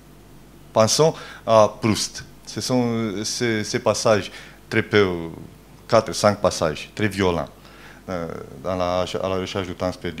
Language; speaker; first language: French; non-native, fluent; Romanian